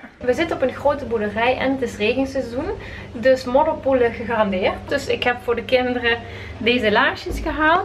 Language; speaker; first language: Dutch; native; Dutch